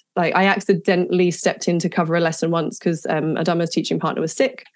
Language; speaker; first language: English; native; English